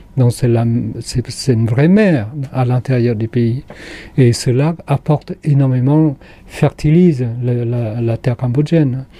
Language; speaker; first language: French; non-native, fluent; Khmer